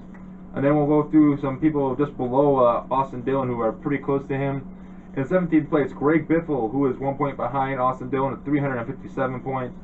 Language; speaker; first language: English; native; English